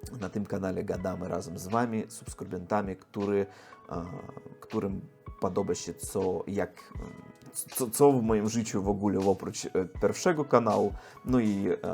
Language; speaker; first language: Polish; non-native, learner; Russian